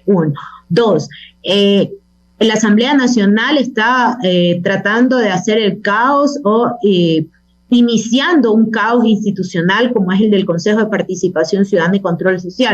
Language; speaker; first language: Spanish; native; Spanish